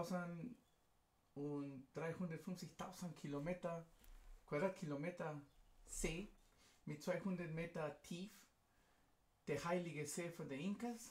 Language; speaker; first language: German; non-native, fluent; Spanish